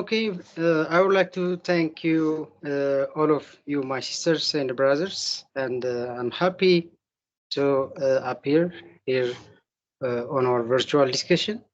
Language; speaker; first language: English; non-native, local second language; Amharic